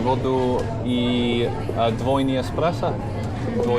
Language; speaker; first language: Russian; non-native, learner; English